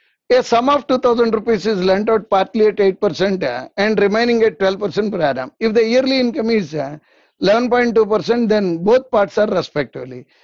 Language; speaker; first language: English; non-native, local second language; Telugu